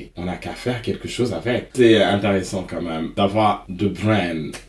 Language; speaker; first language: French; non-native, local second language; Wolof